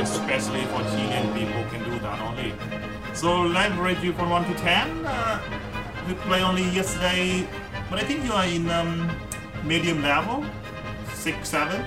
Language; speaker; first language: English; non-native, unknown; Vietnamese